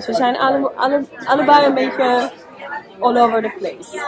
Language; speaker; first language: Dutch; non-native, fluent; Spanish